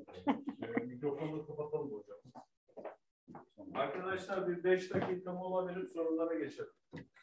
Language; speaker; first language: Turkish; native; Turkish